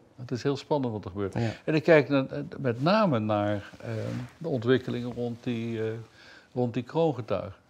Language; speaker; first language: Dutch; native; Dutch